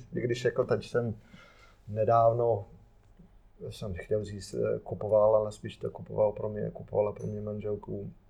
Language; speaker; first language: Czech; non-native, fluent; English